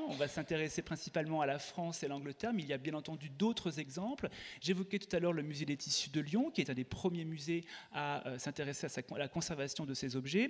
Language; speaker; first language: French; native; French